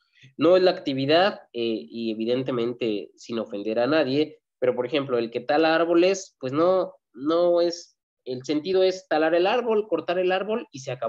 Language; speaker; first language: Spanish; native; Spanish